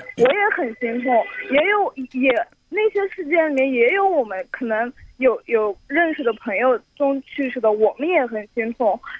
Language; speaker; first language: Chinese; non-native, local second language; Uyghur